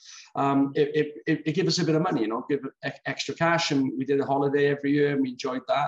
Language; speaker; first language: English; native; English